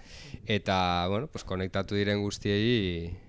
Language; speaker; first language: Basque; native; Basque